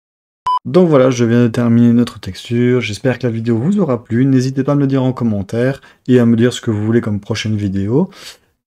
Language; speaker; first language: French; native; French